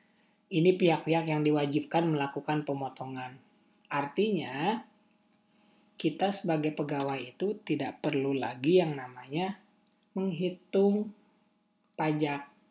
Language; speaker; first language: Indonesian; native; Indonesian